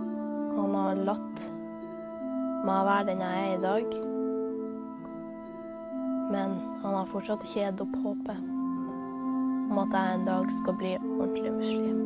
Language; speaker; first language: Norwegian; early bilingual, other home language; Somali